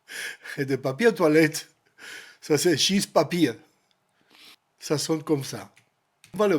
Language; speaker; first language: French; non-native, learner; Spanish